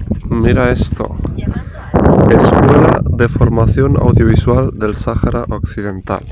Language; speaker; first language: Spanish; native; Spanish